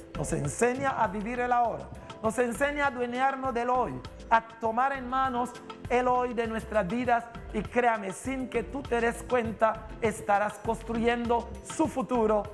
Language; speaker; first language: Spanish; non-native, local second language; English